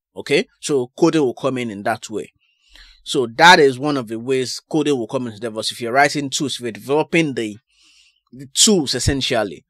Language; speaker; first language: English; non-native, local second language; Yoruba